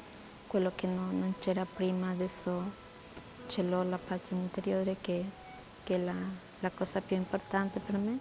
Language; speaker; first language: Italian; non-native, learner; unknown